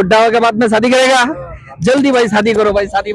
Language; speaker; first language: Hindi; non-native, learner; Bangla